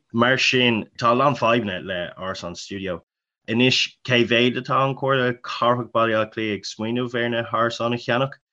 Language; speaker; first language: Irish; non-native, local second language; English